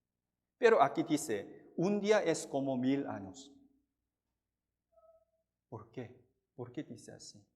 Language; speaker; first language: Spanish; non-native, fluent; Korean